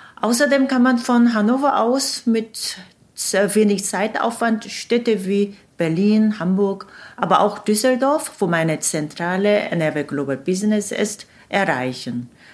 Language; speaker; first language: German; non-native, fluent; Korean